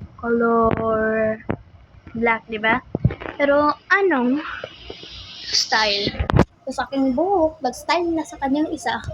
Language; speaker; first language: Filipino; non-native, local second language; Cebuano